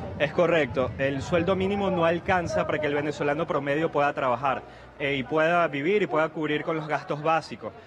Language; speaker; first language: Spanish; native; Spanish